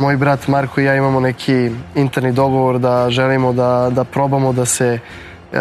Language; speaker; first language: Serbian; native; Serbian